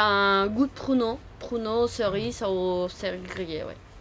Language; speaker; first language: French; non-native, fluent; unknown